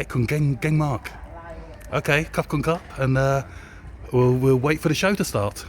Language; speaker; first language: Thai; non-native, learner; English